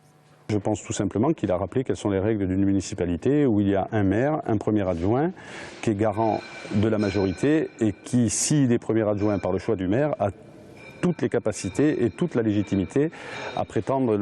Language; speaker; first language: French; native; French